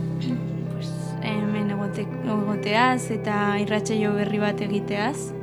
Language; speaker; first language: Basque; non-native, local second language; Spanish